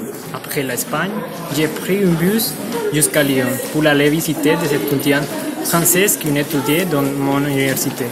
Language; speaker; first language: French; non-native, fluent; Spanish